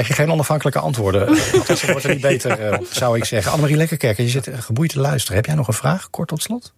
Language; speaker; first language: Dutch; native; Dutch